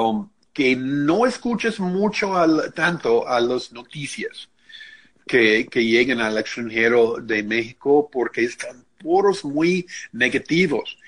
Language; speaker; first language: Spanish; non-native, fluent; English